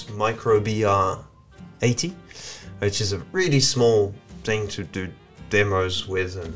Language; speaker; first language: English; non-native, fluent; French